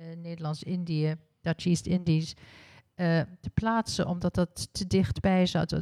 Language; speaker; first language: Dutch; early bilingual, heritage; Dutch